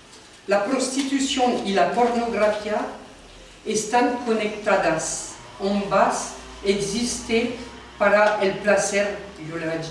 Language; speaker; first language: Spanish; non-native, fluent; French